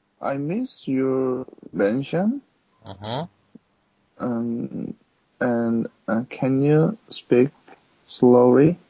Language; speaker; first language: English; non-native, learner; Korean